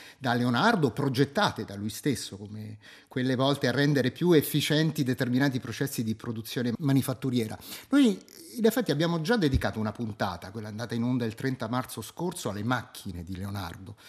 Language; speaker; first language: Italian; native; Italian